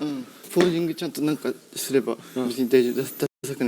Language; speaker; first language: Japanese; native; Japanese